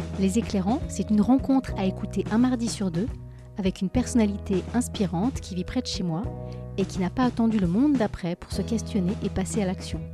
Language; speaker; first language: French; native; French